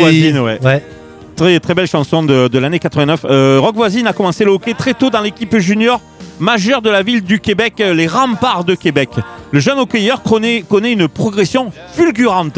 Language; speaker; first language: French; native; French